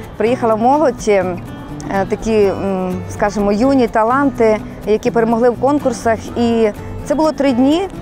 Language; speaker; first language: Ukrainian; native; Ukrainian